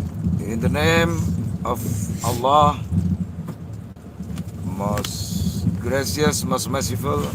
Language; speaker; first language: English; non-native, learner; Indonesian